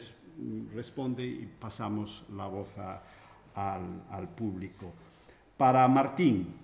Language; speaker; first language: Spanish; native; Spanish